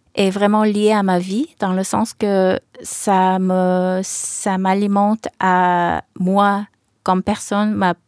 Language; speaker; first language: French; early bilingual, other home language; Korean